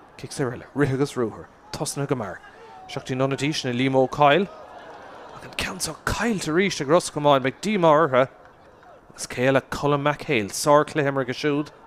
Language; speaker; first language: Irish; native; Irish